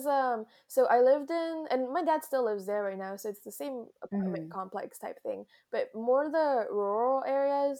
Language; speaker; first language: English; early bilingual, other home language; French